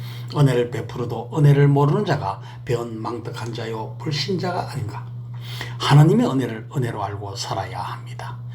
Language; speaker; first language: Korean; native; Korean